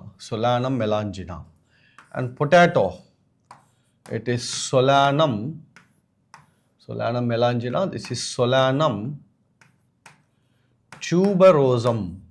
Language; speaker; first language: English; non-native, local second language; Telugu